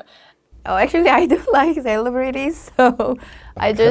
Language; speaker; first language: English; non-native, learner; Korean